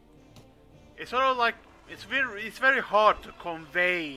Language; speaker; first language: English; non-native, fluent; Swedish